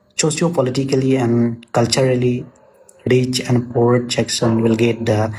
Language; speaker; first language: English; non-native, local second language; Assamese